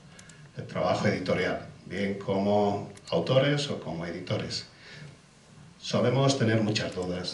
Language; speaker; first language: Spanish; native; Spanish